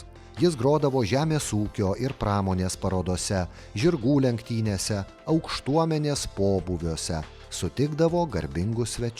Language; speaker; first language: Lithuanian; native; Lithuanian